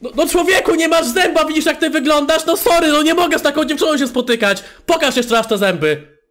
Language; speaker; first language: Polish; native; Polish